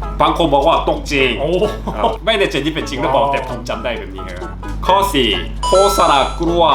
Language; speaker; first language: Thai; non-native, learner; Korean